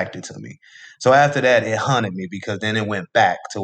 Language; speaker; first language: English; native; English